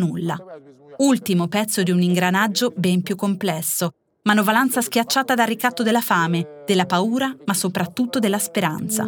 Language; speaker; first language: Italian; native; Italian